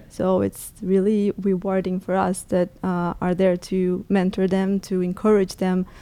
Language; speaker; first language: English; non-native, fluent; Portuguese